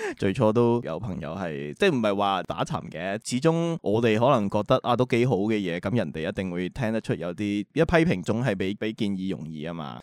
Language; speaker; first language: Cantonese; native; Cantonese